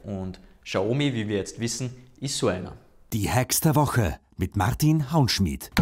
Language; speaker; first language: German; native; German